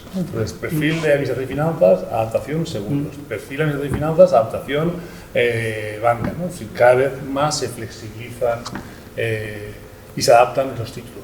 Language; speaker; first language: Spanish; native; Spanish